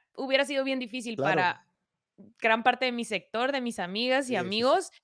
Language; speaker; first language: Spanish; native; Spanish